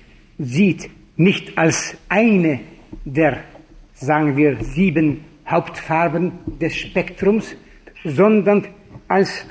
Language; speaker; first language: German; non-native, fluent; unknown